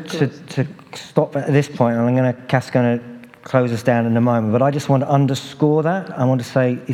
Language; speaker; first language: English; native; English